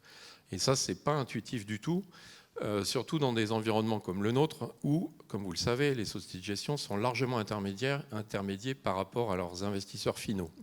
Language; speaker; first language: French; native; French